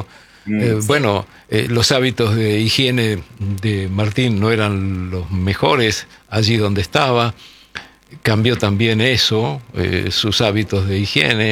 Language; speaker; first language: Spanish; native; Spanish